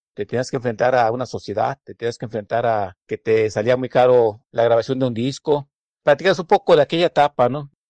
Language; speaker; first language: Spanish; native; Spanish